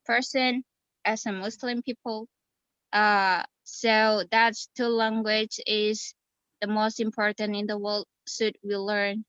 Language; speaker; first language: English; non-native, fluent; Indonesian